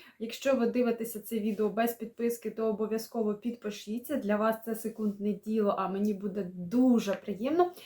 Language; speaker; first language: Ukrainian; non-native, local second language; Russian